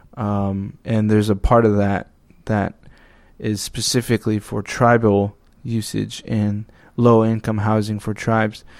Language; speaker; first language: English; native; English